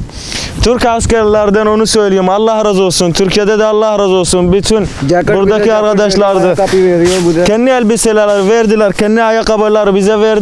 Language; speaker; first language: Turkish; non-native, learner; Arabic